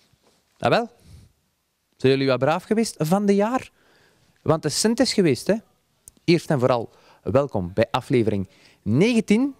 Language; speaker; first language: Dutch; native; Dutch